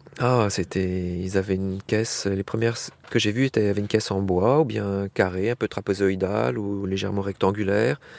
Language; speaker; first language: French; native; French